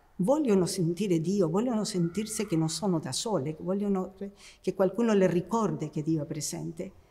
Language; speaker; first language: Italian; non-native, fluent; Spanish